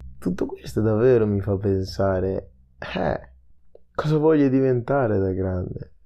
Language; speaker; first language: Italian; early bilingual, other home language; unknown